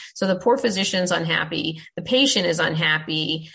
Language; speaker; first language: English; native; English